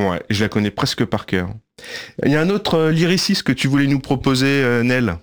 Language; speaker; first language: French; native; French